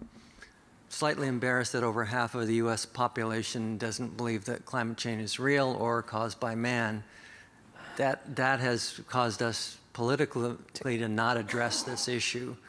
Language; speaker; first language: English; native; English